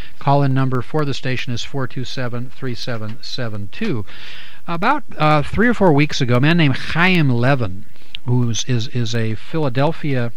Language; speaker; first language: English; native; English